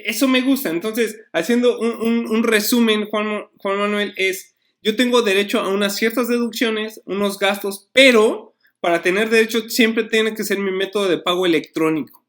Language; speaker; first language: Spanish; native; Spanish